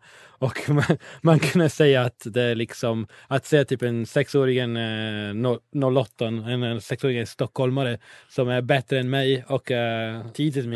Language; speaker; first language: Swedish; non-native, learner; English